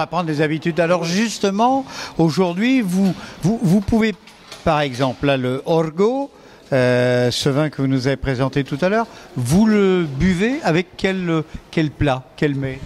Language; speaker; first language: French; native; French